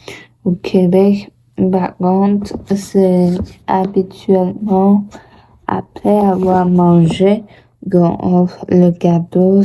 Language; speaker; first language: French; non-native, learner; Portuguese